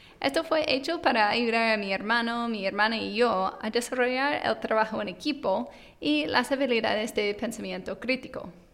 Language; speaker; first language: Spanish; non-native, fluent; English